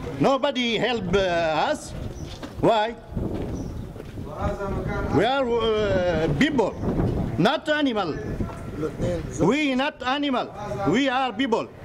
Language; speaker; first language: English; non-native, learner; Arabic